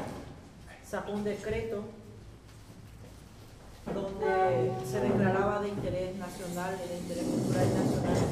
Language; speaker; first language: Spanish; native; Spanish